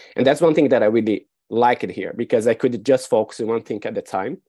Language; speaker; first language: English; non-native, fluent; Portuguese